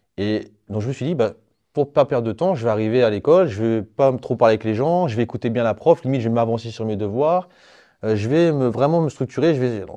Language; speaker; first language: French; native; French